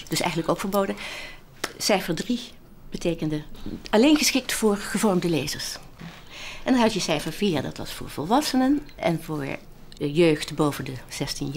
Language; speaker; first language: Dutch; native; Dutch